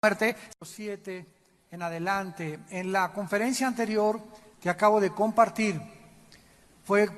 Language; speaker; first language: Spanish; native; Spanish